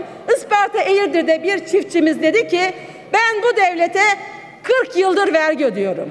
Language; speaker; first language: Turkish; native; Turkish